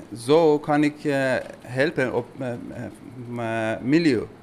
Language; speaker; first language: Dutch; non-native, learner; Persian